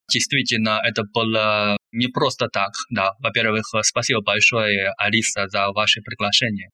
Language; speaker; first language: Russian; non-native, fluent; Chinese